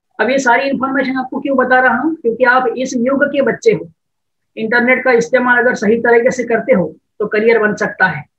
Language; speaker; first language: Hindi; non-native, local second language; Marathi